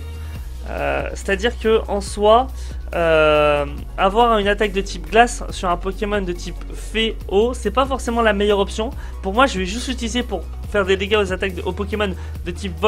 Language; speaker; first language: French; native; French